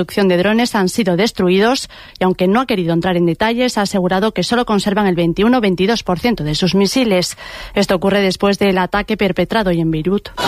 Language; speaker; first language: Spanish; native; Spanish